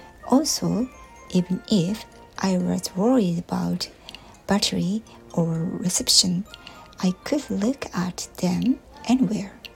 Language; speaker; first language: English; non-native, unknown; Japanese